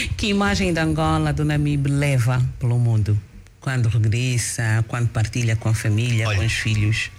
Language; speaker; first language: Portuguese; native; Portuguese